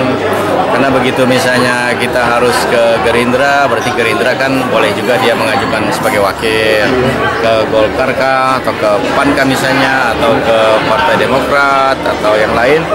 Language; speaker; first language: Indonesian; native; Indonesian